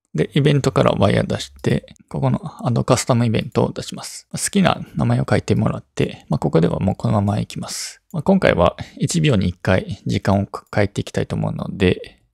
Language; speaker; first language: Japanese; native; Japanese